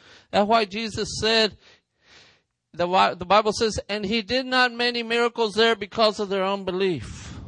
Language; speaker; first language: English; early bilingual, other home language; Spanish